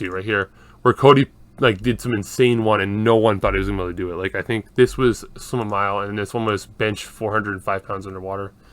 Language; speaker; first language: English; native; English